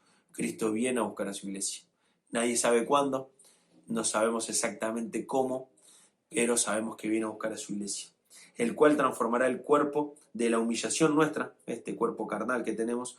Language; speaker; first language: Spanish; native; Spanish